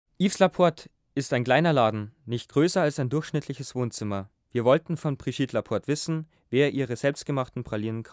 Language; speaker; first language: German; native; German